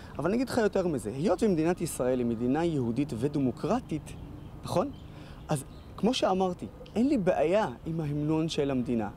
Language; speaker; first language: Hebrew; non-native, local second language; Arabic